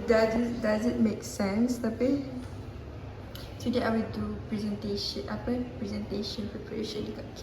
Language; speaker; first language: English; non-native, local second language; Malay